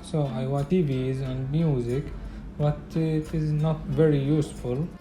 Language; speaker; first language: English; non-native, learner; Arabic